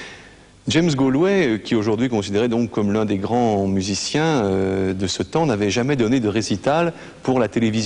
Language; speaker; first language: French; native; French